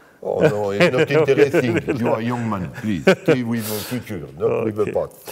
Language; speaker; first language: English; non-native, learner; French